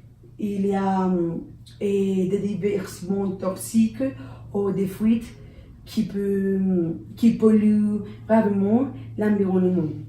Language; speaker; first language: French; non-native, learner; Spanish